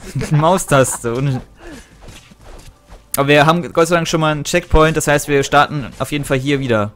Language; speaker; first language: German; native; German